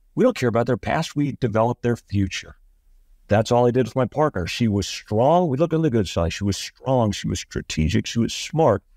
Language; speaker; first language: English; native; English